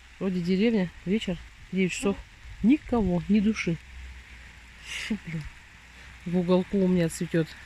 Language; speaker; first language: Russian; native; Russian